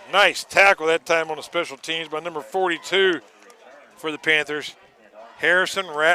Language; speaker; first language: English; native; English